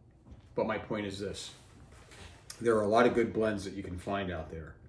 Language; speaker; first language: English; native; English